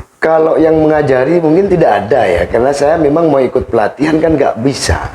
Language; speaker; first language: Indonesian; non-native, local second language; Madurese